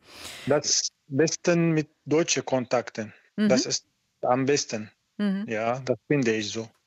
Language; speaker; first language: German; non-native, learner; Arabic